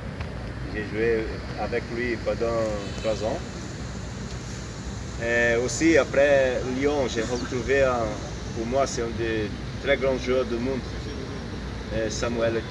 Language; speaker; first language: French; non-native, fluent; Portuguese